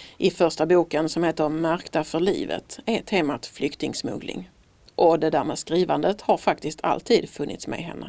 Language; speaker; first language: Swedish; native; Swedish